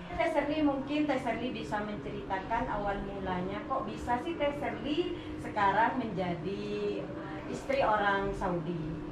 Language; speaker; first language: Indonesian; native; Indonesian